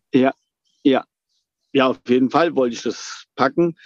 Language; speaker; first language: German; native; German